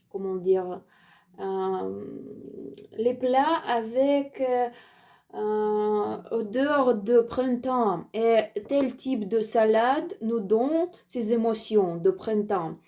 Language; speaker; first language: French; non-native, learner; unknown